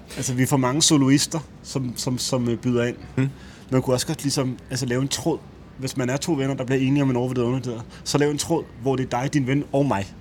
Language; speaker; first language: Danish; native; Danish